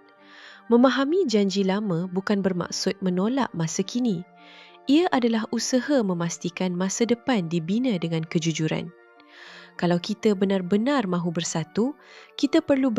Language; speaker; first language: Malay; native; Malay